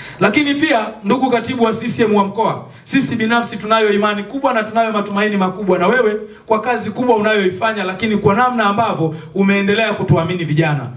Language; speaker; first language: Swahili; native; Swahili